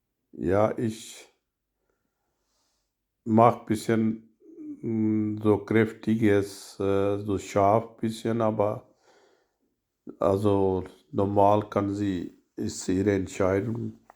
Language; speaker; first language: German; non-native, learner; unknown